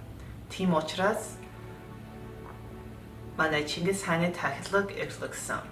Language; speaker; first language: Mongolian; early bilingual, heritage; Mongolian